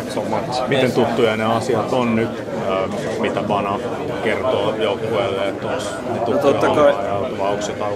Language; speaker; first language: Finnish; native; Finnish